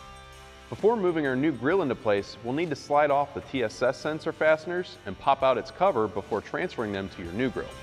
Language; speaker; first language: English; native; English